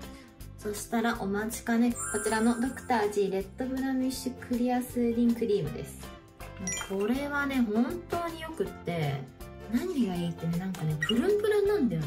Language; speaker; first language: Japanese; native; Japanese